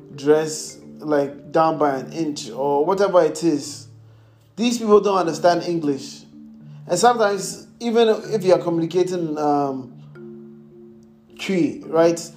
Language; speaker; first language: English; non-native, local second language; Akan